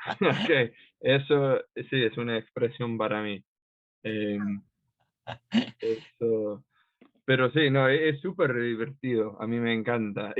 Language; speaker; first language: Spanish; non-native, fluent; English